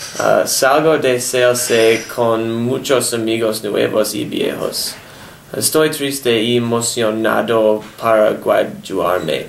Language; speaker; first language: Spanish; non-native, learner; English